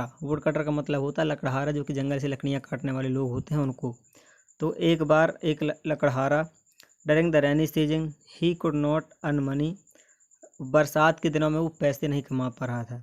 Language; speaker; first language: Hindi; native; Hindi